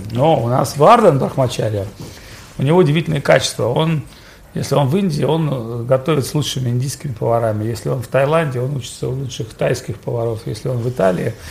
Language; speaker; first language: Russian; native; Russian